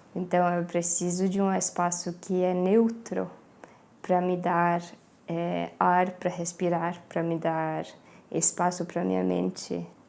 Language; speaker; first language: Portuguese; non-native, fluent; Estonian